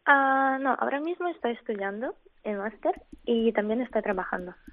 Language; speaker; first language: Spanish; non-native, fluent; Ukrainian